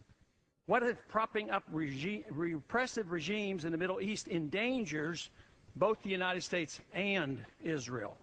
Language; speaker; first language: English; native; English